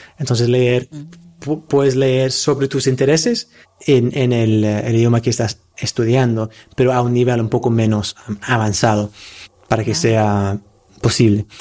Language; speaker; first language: Spanish; non-native, fluent; English